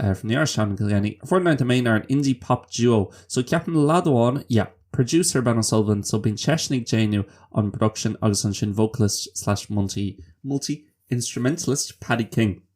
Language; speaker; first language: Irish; non-native, local second language; English